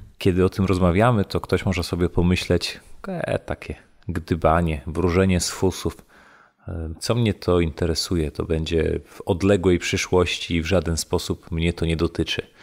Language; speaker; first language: Polish; native; Polish